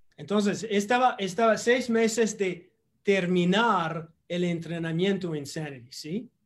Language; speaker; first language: Spanish; non-native, learner; English